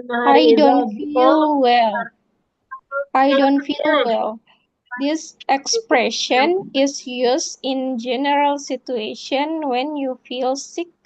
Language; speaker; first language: English; non-native, fluent; Indonesian